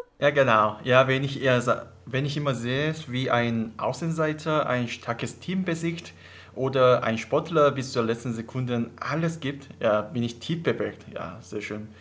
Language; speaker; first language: German; non-native, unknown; Korean